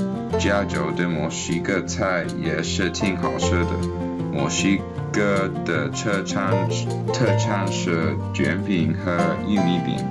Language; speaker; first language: Chinese; non-native, learner; English